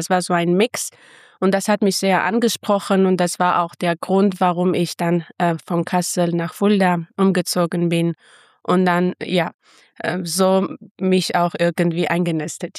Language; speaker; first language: German; non-native, fluent; Armenian